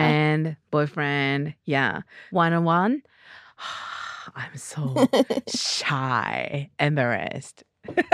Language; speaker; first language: English; non-native, learner; Japanese